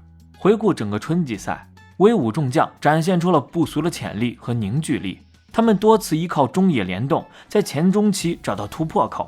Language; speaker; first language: Chinese; native; Chinese